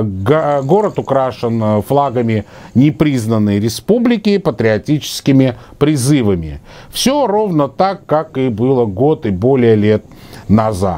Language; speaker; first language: Russian; native; Russian